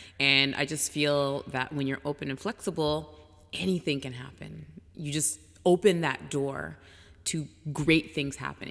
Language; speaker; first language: English; native; English